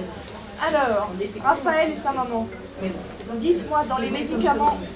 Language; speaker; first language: French; native; French